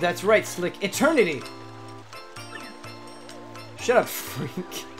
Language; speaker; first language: English; native; English